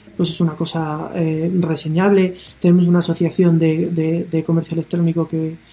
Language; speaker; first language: Spanish; native; Spanish